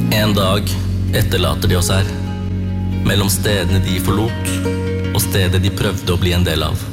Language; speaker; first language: Norwegian; early bilingual, other home language; Tamil